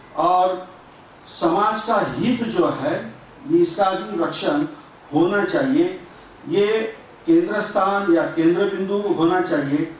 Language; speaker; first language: Hindi; non-native, local second language; Marathi